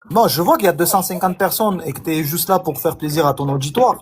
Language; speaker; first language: French; native; French